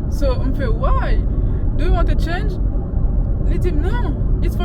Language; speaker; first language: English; non-native, learner; Haitian Creole